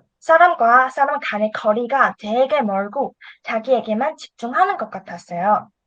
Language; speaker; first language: Korean; non-native, fluent; Chinese